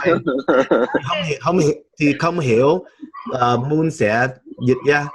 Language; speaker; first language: Vietnamese; non-native, learner; English